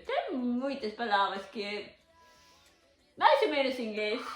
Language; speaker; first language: Portuguese; non-native, learner; German